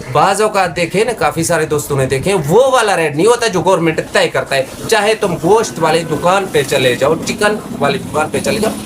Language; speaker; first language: Urdu; non-native, local second language; Punjabi